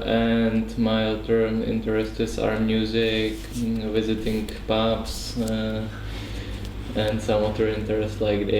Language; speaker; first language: English; non-native, learner; Czech